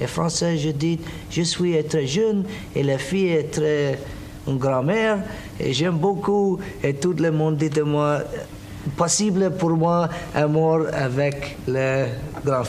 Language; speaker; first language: French; non-native, learner; English